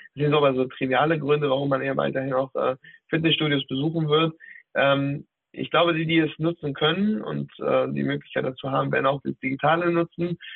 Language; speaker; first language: German; native; German